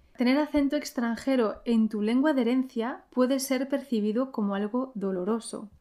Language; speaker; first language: Spanish; early bilingual, heritage; Spanish